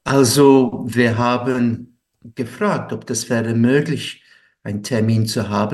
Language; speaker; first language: German; non-native, fluent; English